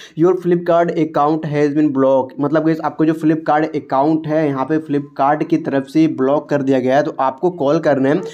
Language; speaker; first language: Hindi; native; Hindi